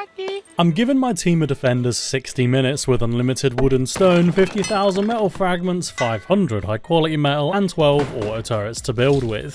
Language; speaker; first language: English; native; English